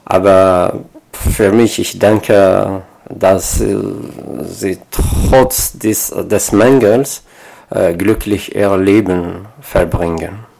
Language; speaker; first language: German; non-native, fluent; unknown